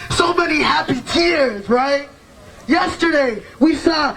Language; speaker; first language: English; early bilingual, other home language; Yoruba